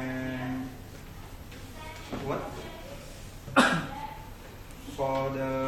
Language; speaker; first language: English; non-native, learner; Indonesian